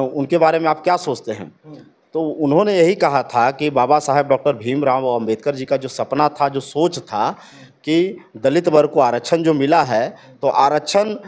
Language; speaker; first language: Hindi; native; Hindi